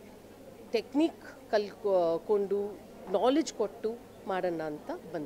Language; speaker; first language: Kannada; non-native, fluent; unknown